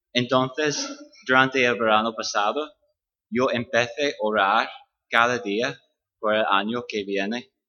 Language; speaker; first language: Spanish; non-native, fluent; English